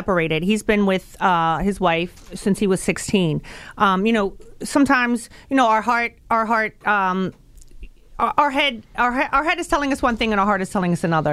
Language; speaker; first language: English; native; English